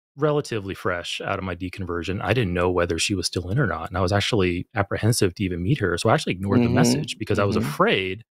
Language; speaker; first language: English; native; English